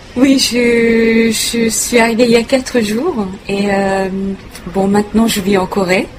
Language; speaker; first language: French; non-native, fluent; Korean